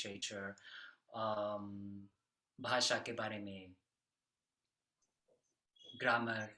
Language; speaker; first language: Hindi; non-native, fluent; French